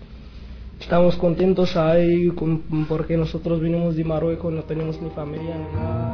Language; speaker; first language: Spanish; non-native, learner; Arabic